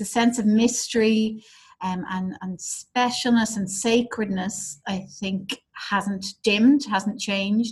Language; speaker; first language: English; native; English